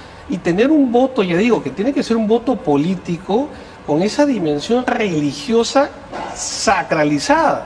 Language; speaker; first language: Spanish; native; Spanish